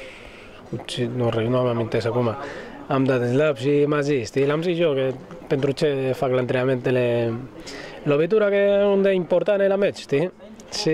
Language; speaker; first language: Romanian; non-native, fluent; Arabic